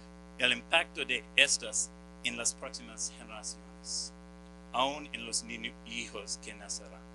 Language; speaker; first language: Spanish; non-native, fluent; English